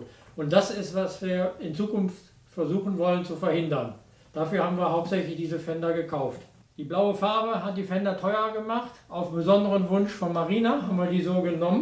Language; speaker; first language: German; native; German